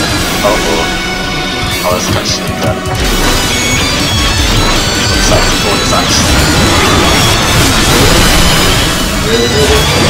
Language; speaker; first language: German; native; German